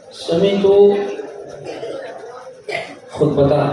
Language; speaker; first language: Arabic; non-native, fluent; Urdu